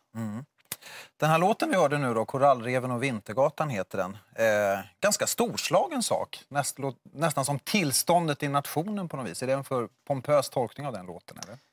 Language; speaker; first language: Swedish; native; Swedish